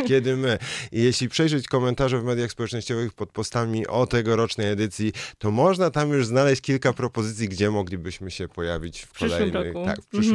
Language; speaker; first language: Polish; native; Polish